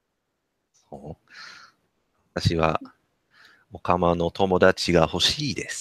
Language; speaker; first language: Japanese; non-native, learner; English